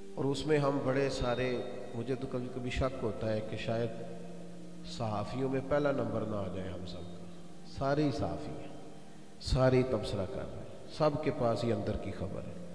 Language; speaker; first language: Urdu; non-native, local second language; Punjabi